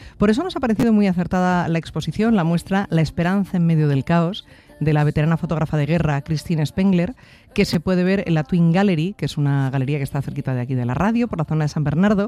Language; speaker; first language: Spanish; native; Spanish